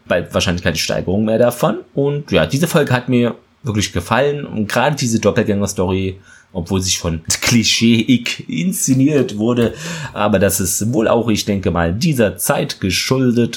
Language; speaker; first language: German; native; German